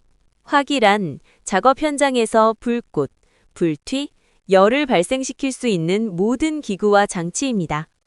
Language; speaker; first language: Korean; non-native, learner; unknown